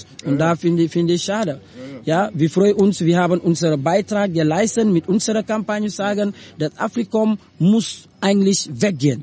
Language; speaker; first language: German; non-native, learner; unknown